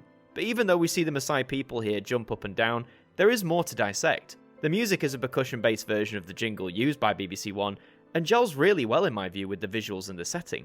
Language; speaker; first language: English; native; English